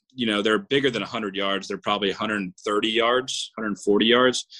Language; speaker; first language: English; native; English